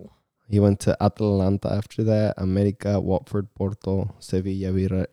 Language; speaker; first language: English; early bilingual, other home language; Spanish